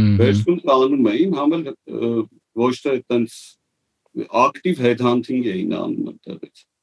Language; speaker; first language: Armenian; native; Armenian